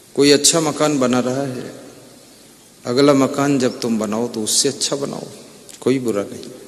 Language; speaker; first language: Hindi; native; Hindi